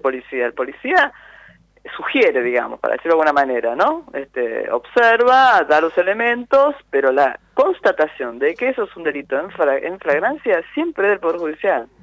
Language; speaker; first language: Spanish; native; Spanish